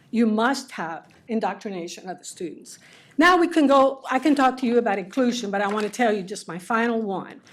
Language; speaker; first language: English; early bilingual, other home language; Spanish